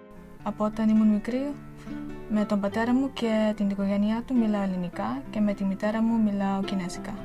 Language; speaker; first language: Greek; early bilingual, heritage; Greek